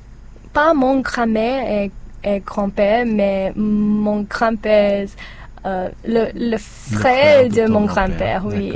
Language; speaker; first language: French; non-native, learner; English